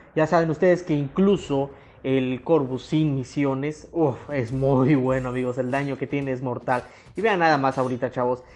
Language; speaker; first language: Spanish; native; Spanish